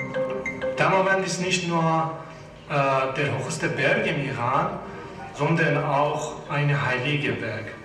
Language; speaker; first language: German; non-native, fluent; Persian